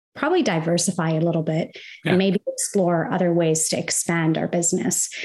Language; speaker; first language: English; non-native, fluent; Arabic